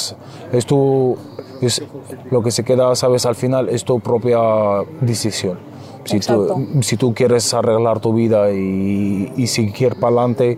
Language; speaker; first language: Spanish; non-native, fluent; Arabic